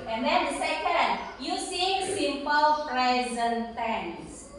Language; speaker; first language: English; non-native, learner; Indonesian